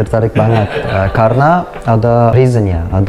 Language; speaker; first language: Indonesian; non-native, learner; Turkish